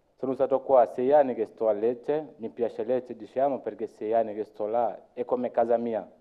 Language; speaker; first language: Italian; non-native, learner; Luo (Kenya and Tanzania)